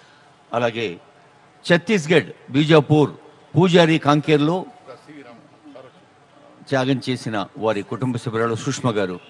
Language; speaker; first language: Telugu; native; Telugu